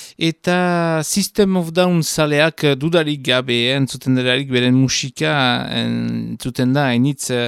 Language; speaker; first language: Basque; native; Basque